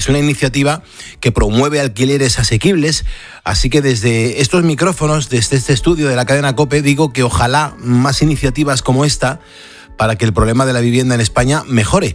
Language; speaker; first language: Spanish; native; Spanish